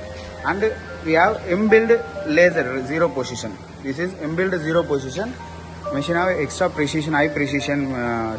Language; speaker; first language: English; non-native, learner; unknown